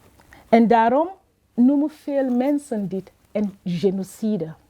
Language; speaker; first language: Dutch; non-native, fluent; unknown